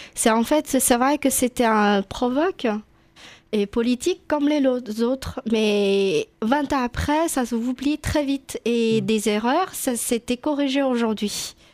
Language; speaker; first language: French; non-native, fluent; Chinese